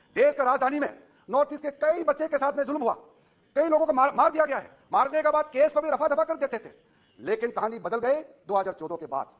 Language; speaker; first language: Hindi; non-native, local second language; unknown